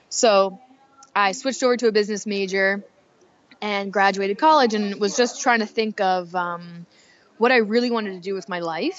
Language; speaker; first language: English; native; English